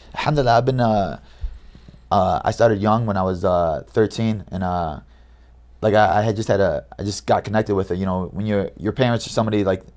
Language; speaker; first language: English; native; English